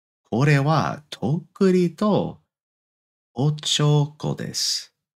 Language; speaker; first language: Japanese; non-native, learner; English